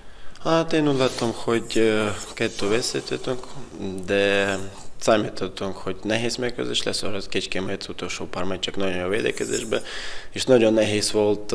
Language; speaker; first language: Hungarian; non-native, fluent; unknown